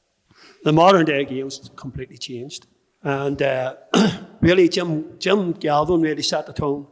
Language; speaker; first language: English; native; English